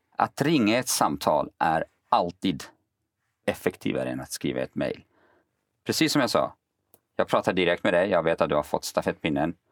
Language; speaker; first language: Swedish; early bilingual, other home language; Kurdish